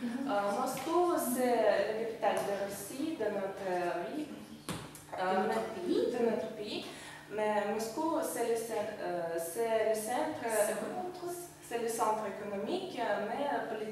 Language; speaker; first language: French; non-native, learner; Russian